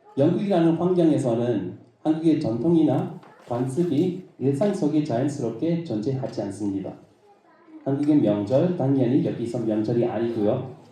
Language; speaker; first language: Korean; non-native, fluent; English